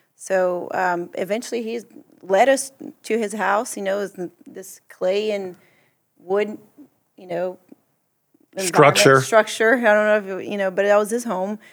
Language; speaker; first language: English; early bilingual, other home language; Portuguese